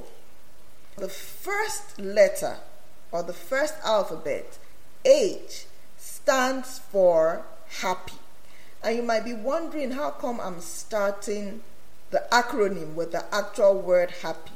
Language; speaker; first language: English; non-native, local second language; Yoruba